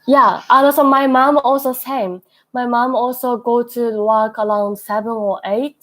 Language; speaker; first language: English; non-native, learner; Japanese